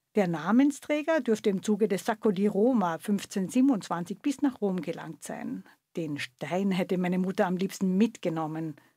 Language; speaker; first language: German; native; German